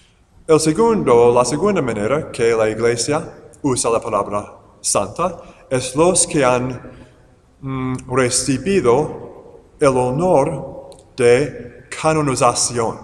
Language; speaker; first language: Spanish; non-native, fluent; English